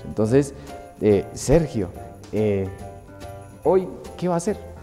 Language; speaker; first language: Spanish; native; Spanish